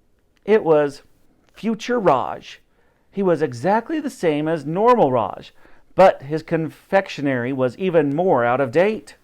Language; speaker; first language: English; native; English